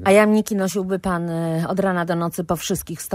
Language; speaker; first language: Polish; native; Polish